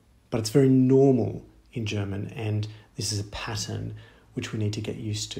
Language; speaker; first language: English; native; English